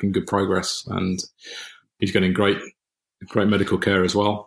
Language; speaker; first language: English; native; English